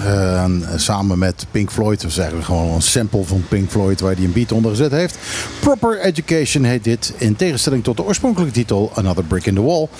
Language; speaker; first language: Dutch; native; Dutch